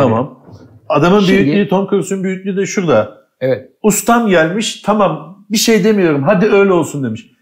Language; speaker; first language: Turkish; native; Turkish